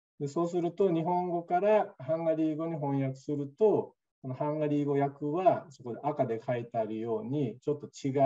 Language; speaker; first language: Japanese; native; Japanese